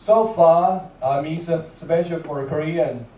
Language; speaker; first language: English; non-native, learner; Chinese